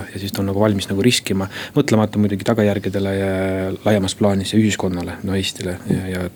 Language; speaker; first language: Estonian; non-native, local second language; Russian